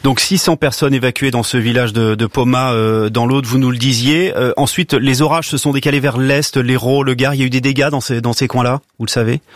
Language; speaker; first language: French; native; French